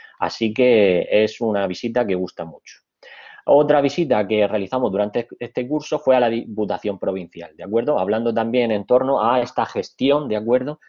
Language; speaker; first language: Spanish; native; Spanish